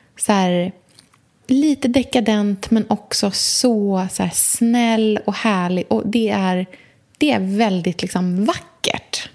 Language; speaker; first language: Swedish; native; Swedish